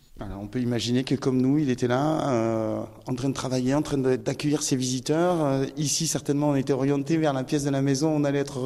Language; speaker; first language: French; native; French